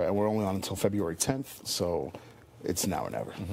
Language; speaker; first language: English; native; English